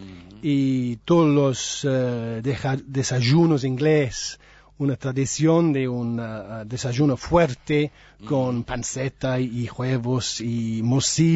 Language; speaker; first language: Spanish; non-native, learner; English